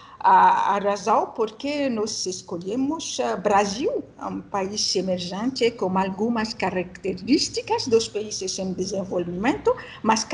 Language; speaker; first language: Portuguese; non-native, learner; French